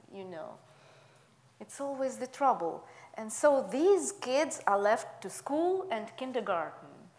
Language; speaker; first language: English; non-native, fluent; Russian